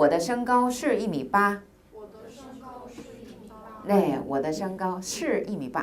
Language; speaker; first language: Chinese; non-native, fluent; Korean